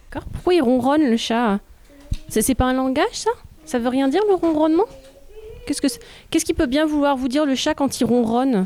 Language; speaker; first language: French; native; French